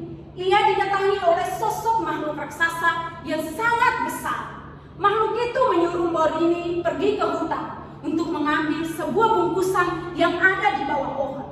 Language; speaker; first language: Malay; non-native, learner; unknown